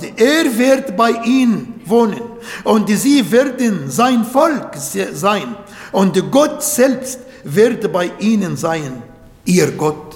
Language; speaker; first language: German; non-native, learner; Arabic